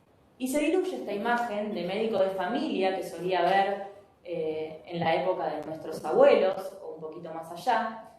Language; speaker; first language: Spanish; native; Spanish